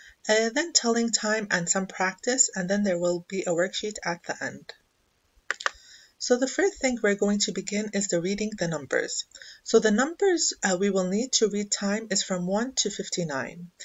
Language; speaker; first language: English; non-native, fluent; Arabic